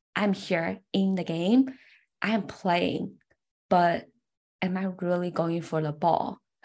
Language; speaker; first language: English; early bilingual, other home language; Chinese